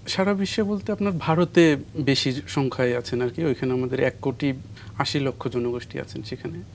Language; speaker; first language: Bangla; non-native, local second language; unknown